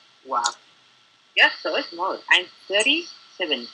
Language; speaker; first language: English; non-native, learner; Spanish